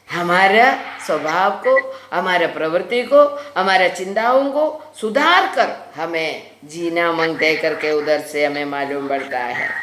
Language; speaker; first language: Hindi; non-native, local second language; Malayalam